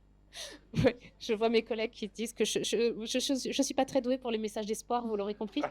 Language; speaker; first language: French; native; French